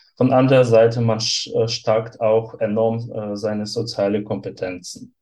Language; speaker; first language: German; non-native, fluent; Russian